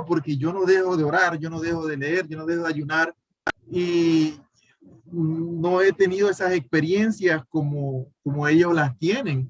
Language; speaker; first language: Spanish; native; Spanish